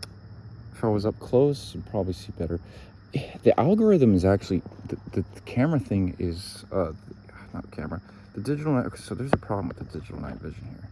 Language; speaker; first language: English; native; English